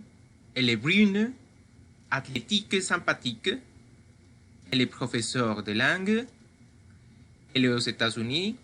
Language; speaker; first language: French; non-native, fluent; Spanish